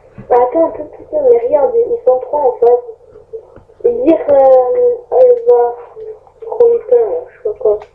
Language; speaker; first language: French; native; French